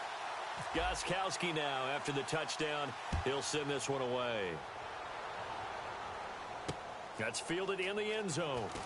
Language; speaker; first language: English; native; English